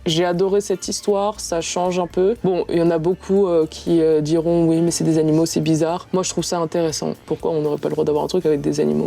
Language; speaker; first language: French; native; French